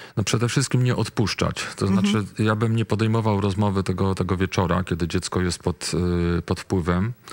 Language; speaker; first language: Polish; native; Polish